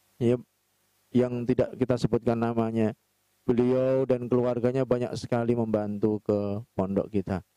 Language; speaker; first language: Indonesian; native; Indonesian